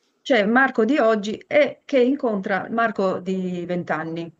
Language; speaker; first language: Italian; native; Italian